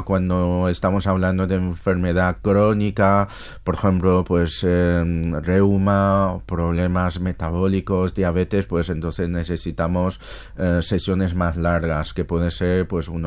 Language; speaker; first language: Spanish; non-native, fluent; Chinese